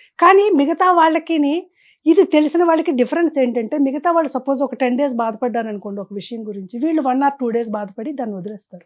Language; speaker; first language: Telugu; native; Telugu